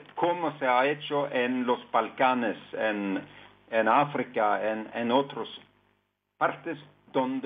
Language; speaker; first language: Spanish; non-native, fluent; Norwegian